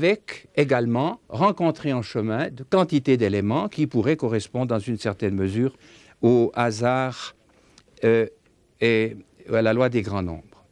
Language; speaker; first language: French; native; French